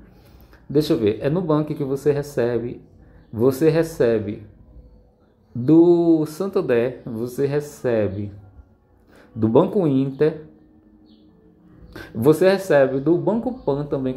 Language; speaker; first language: Portuguese; native; Portuguese